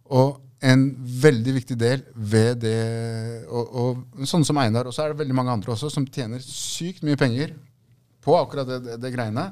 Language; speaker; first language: Norwegian; early bilingual, other home language; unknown